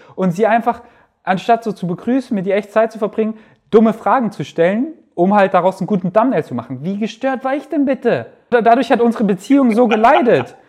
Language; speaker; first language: German; native; German